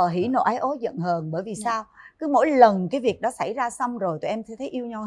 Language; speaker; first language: Vietnamese; native; Vietnamese